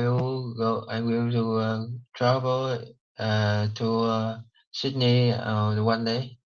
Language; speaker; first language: English; non-native, learner; Vietnamese